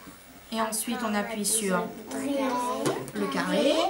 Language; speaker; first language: French; native; French